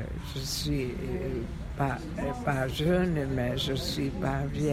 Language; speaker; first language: French; non-native, fluent; Hungarian